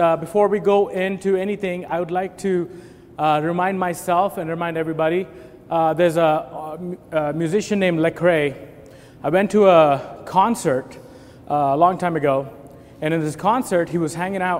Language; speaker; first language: English; non-native, local second language; Telugu